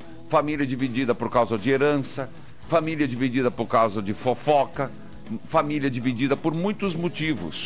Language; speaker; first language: Portuguese; native; Portuguese